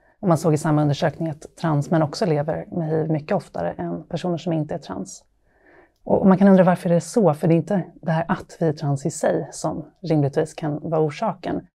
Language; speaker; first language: Swedish; native; Swedish